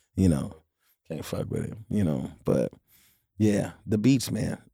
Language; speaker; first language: English; native; English